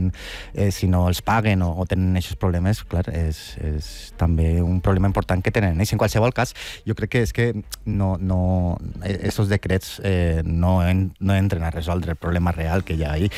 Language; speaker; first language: Catalan; native; Catalan